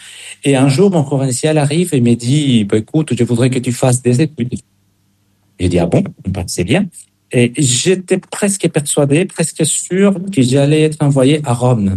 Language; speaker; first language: French; non-native, fluent; Spanish